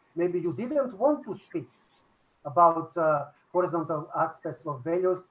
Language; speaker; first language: English; non-native, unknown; Macedonian